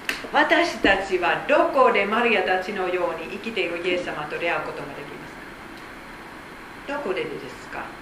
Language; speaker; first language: Japanese; non-native, fluent; Finnish